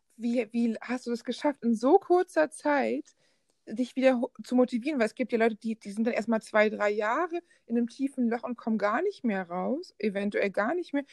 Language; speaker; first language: German; native; German